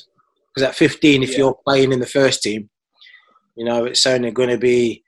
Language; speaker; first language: English; native; English